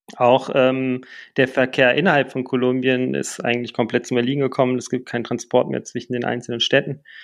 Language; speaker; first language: German; native; German